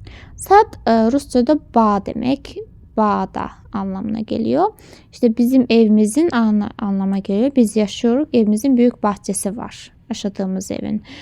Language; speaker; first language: Turkish; non-native, local second language; Azerbaijani